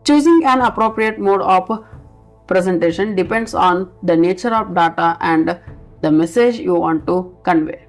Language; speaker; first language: English; non-native, local second language; Kannada